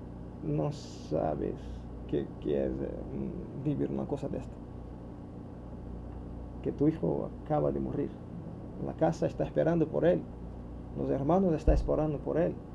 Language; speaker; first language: Spanish; non-native, learner; Portuguese